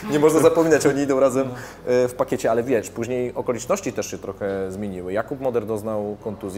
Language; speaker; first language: Polish; native; Polish